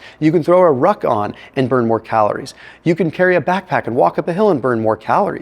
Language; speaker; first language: English; native; English